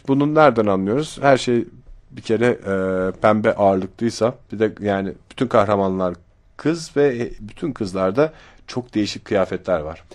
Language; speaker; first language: Turkish; native; Turkish